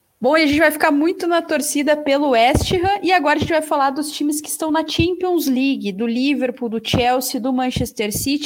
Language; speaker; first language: Portuguese; native; Portuguese